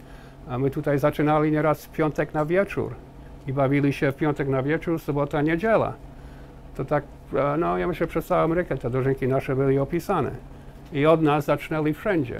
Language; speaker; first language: Polish; early bilingual, heritage; Polish